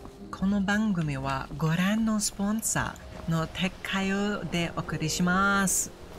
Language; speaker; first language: Japanese; non-native, learner; English